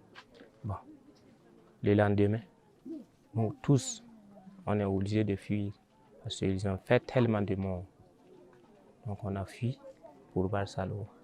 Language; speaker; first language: French; non-native, local second language; Mossi